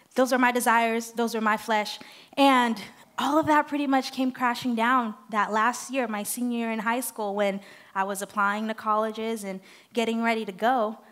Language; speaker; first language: English; non-native, fluent; Haitian Creole